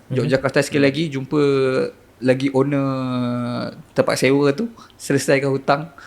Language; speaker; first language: Malay; native; Malay